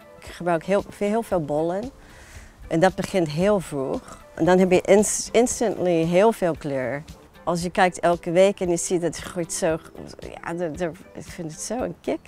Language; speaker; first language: Dutch; non-native, fluent; English